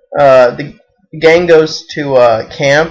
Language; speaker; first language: English; native; English